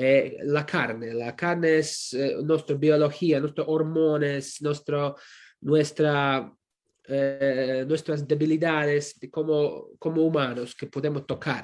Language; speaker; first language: Spanish; non-native, fluent; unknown